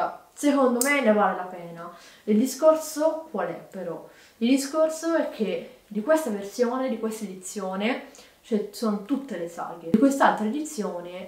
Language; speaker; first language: Italian; native; Italian